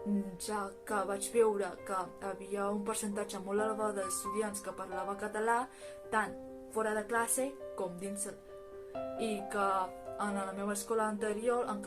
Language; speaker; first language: Catalan; early bilingual, other home language; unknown